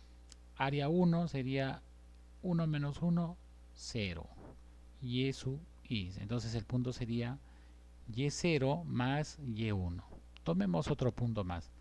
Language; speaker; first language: Spanish; native; Spanish